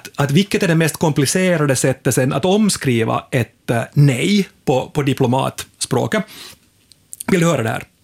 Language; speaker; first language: Swedish; native; Swedish